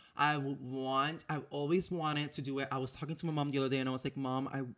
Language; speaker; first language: English; non-native, fluent; Spanish